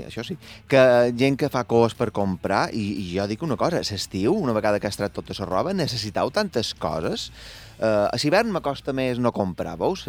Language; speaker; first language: Catalan; native; Catalan